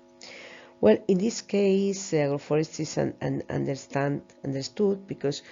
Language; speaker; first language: English; non-native, fluent; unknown